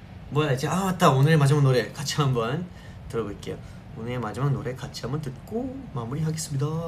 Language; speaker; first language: Korean; early bilingual, heritage; Korean